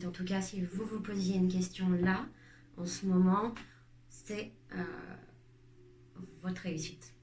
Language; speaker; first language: French; native; French